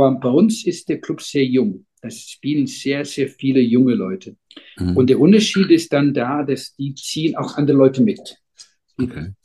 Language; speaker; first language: German; non-native, fluent; Icelandic